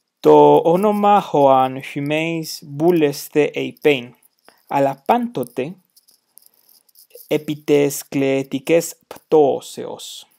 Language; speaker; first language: Greek; non-native, fluent; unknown